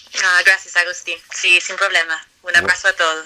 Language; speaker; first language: Spanish; non-native, fluent; English